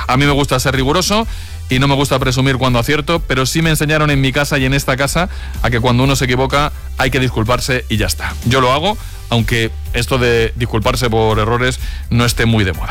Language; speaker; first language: Spanish; native; Spanish